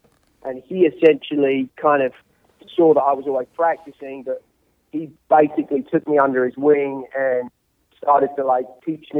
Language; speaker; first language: English; native; English